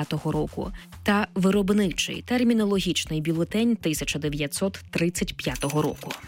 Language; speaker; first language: Ukrainian; native; Ukrainian